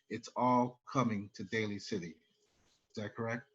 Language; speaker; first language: English; native; English